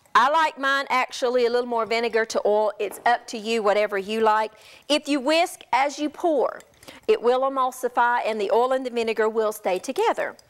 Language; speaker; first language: English; native; English